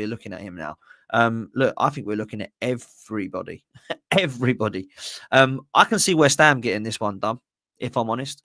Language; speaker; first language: English; native; English